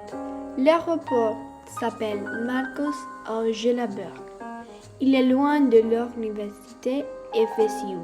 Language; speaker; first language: French; non-native, learner; Spanish